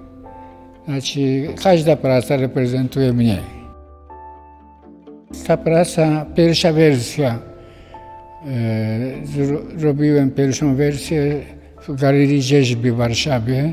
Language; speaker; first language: Polish; non-native, fluent; Japanese